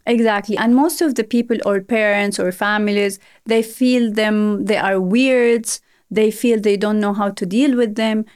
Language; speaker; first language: English; non-native, fluent; Arabic